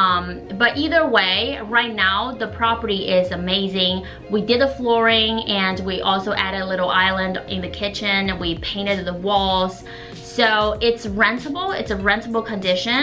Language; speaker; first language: English; non-native, fluent; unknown